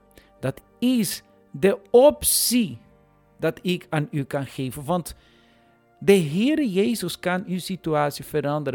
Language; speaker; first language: Dutch; non-native, fluent; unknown